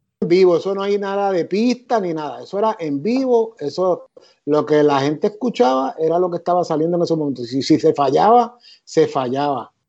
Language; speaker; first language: Spanish; native; Spanish